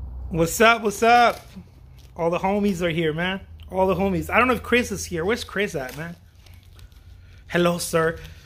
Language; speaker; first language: English; non-native, fluent; Spanish